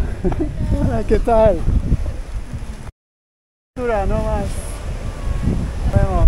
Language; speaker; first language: Spanish; non-native, learner; Turkish